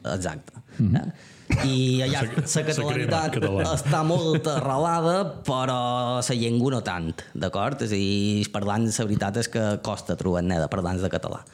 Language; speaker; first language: Catalan; native; Catalan